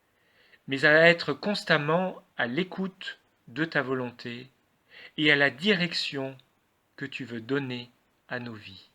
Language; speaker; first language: French; native; French